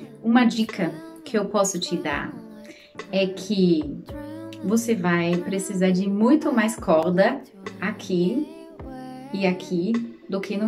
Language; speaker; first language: Portuguese; non-native, fluent; German